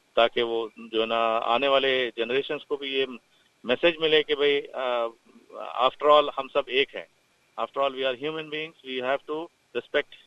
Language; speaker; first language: Urdu; native; Urdu